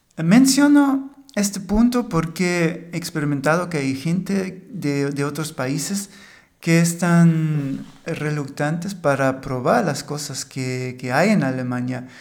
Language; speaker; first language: Spanish; non-native, fluent; German